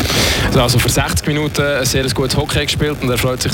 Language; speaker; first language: German; native; German